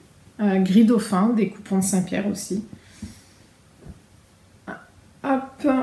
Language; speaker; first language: French; native; French